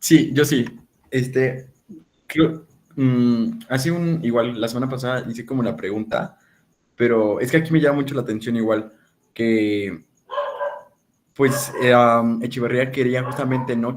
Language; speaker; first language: Spanish; native; Spanish